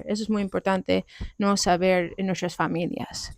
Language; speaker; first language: Spanish; non-native, fluent; English